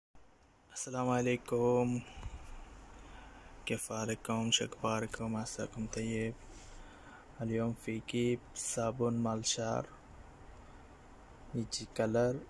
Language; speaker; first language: Arabic; non-native, learner; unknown